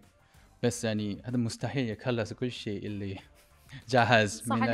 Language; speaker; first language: Arabic; non-native, learner; Korean